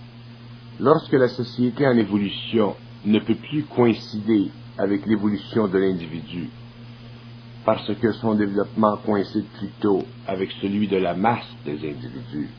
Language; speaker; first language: French; native; French